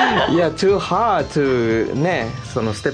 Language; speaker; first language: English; non-native, learner; Japanese